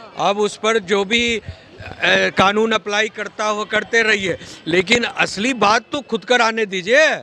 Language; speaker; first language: Hindi; native; Hindi